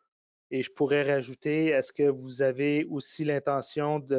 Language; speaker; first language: French; native; French